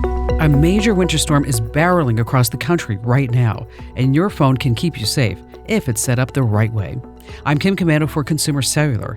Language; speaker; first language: English; native; English